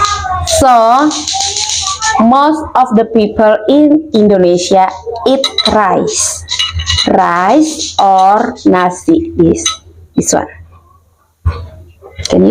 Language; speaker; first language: English; non-native, learner; Indonesian